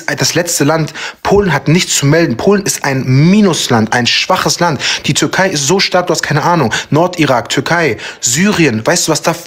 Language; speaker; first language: German; early bilingual, other home language; Turkish